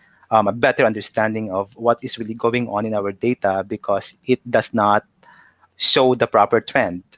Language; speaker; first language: English; non-native, local second language; Cebuano